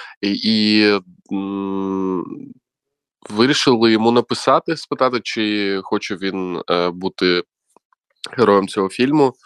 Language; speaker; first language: Ukrainian; non-native, local second language; Crimean Tatar